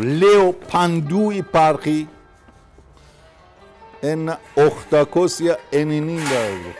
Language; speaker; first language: Greek; non-native, fluent; Persian